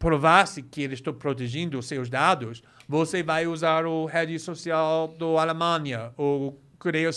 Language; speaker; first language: Portuguese; non-native, fluent; English